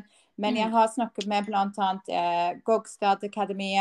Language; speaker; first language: Norwegian; non-native, fluent; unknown